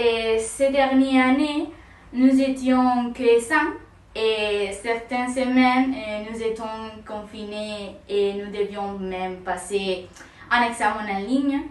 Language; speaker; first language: French; non-native, learner; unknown